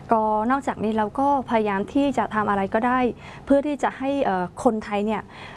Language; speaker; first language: Thai; non-native, fluent; Khmer